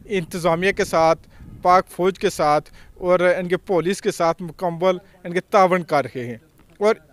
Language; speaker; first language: Urdu; non-native, local second language; Pahari-Potwari